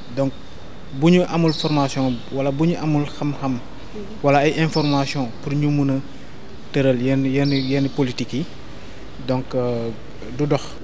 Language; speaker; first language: Wolof; non-native, local second language; Fula